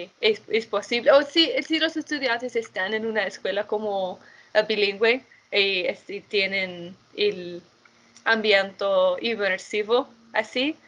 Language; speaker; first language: Spanish; non-native, fluent; English